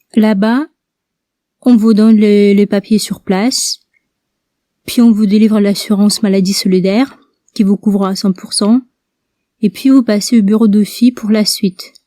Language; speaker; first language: French; non-native, fluent; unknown